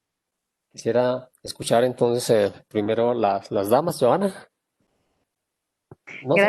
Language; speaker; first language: Spanish; native; Spanish